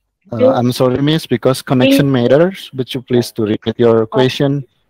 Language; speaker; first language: English; non-native, fluent; Indonesian